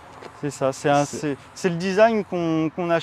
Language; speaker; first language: French; native; French